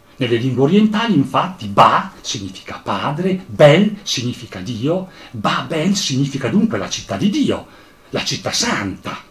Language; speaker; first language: Italian; native; Italian